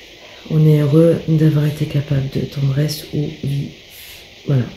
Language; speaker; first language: French; native; French